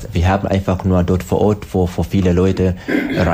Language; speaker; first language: German; non-native, learner; Swahili